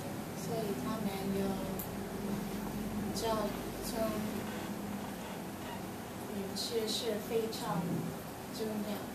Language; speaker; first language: Chinese; non-native, learner; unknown